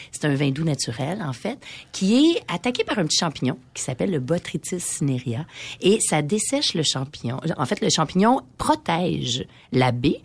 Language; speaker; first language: French; native; French